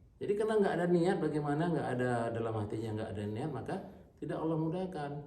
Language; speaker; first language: Indonesian; native; Indonesian